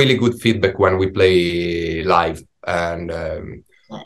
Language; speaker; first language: English; non-native, fluent; Italian